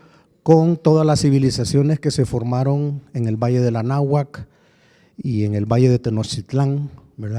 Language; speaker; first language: Spanish; native; Spanish